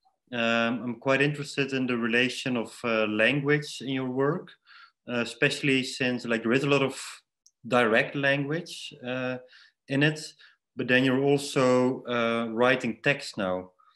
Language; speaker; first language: English; non-native, fluent; Dutch